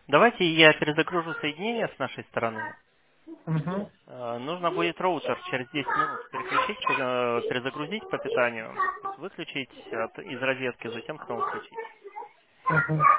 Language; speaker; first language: Russian; native; Russian